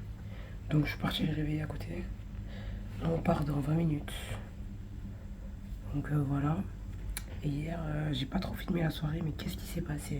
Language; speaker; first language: French; native; French